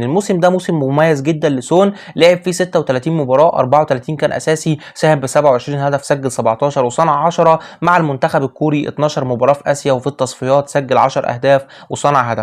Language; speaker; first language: Arabic; native; Arabic